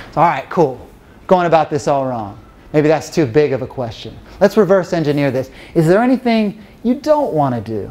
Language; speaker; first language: English; native; English